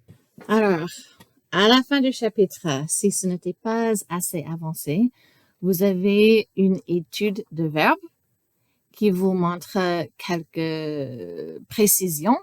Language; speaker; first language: French; non-native, fluent; English